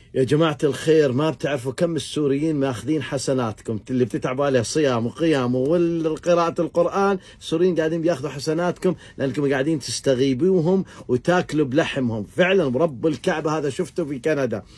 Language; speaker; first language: Arabic; native; Arabic